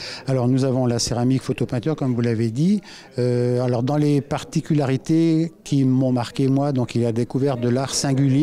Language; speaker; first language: French; native; French